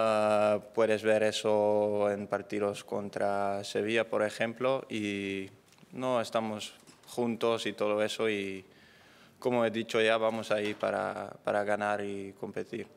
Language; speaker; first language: Spanish; non-native, fluent; Dutch